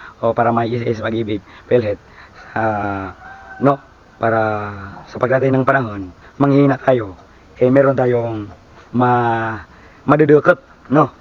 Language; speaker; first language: Filipino; native; Filipino